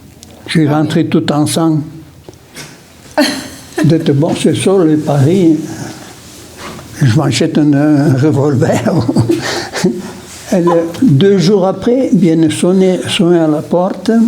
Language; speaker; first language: French; non-native, local second language; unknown